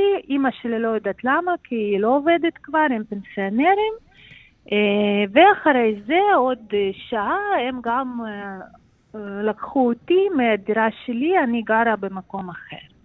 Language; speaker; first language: Hebrew; non-native, fluent; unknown